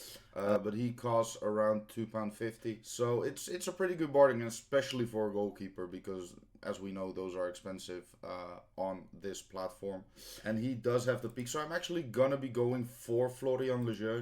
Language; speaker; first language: English; non-native, fluent; Dutch